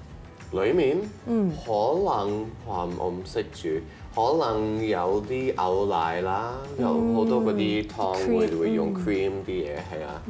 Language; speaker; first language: Cantonese; non-native, local second language; French